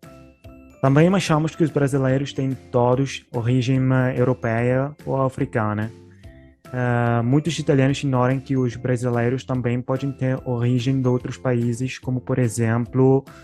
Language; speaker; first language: Portuguese; non-native, fluent; Italian